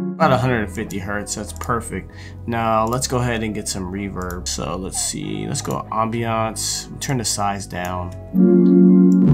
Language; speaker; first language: English; native; English